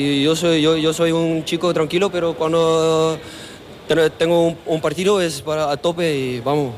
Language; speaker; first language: Spanish; non-native, learner; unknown